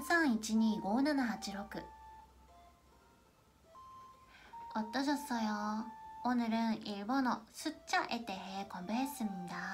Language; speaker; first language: Korean; non-native, fluent; Japanese